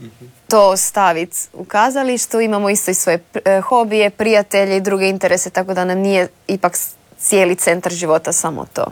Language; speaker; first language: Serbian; non-native, fluent; Russian